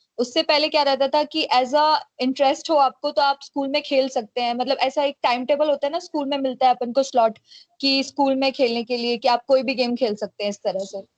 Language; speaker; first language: Hindi; native; Hindi